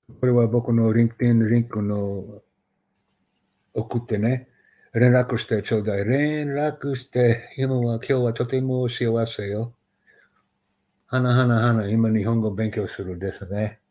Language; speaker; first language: Japanese; non-native, learner; English